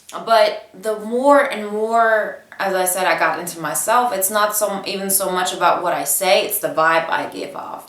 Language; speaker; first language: English; non-native, fluent; Bulgarian